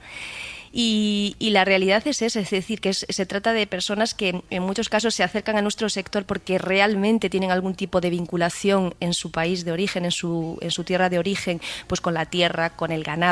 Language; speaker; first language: Spanish; native; Spanish